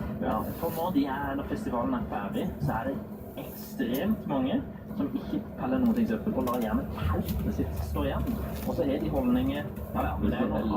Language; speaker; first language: Norwegian; native; Norwegian